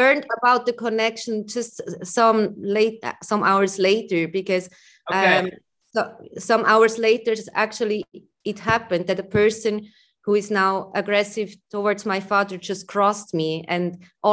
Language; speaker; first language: English; non-native, fluent; German